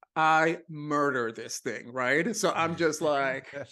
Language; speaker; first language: English; non-native, fluent; Spanish